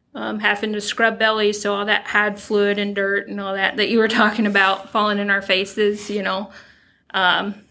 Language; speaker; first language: English; native; English